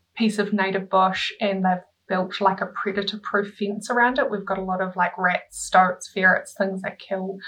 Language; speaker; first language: English; native; English